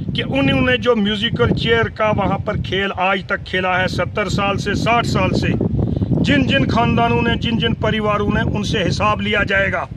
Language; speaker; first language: Urdu; non-native, local second language; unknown